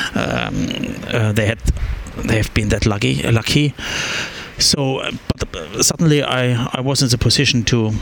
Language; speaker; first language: English; non-native, fluent; German